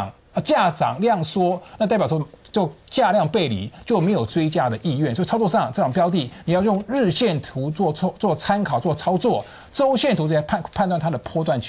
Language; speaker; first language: Chinese; native; Chinese